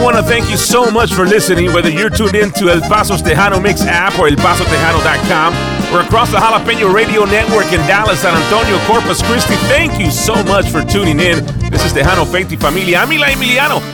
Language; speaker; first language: English; early bilingual, other home language; Spanish